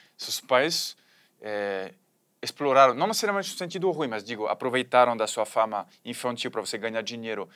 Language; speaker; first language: Portuguese; non-native, fluent; French